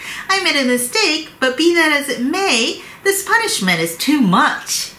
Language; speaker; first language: English; non-native, fluent; Japanese